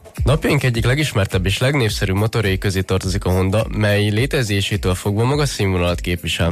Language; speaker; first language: Hungarian; native; Hungarian